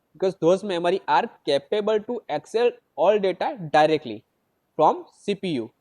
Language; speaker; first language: English; non-native, local second language; Gujarati